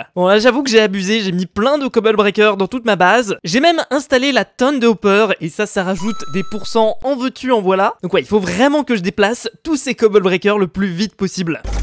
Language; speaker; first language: French; native; French